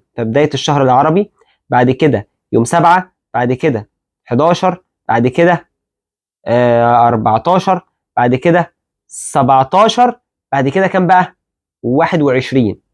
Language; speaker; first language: Arabic; native; Arabic